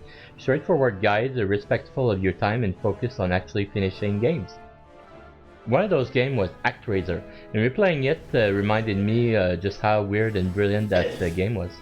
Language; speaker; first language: English; native; English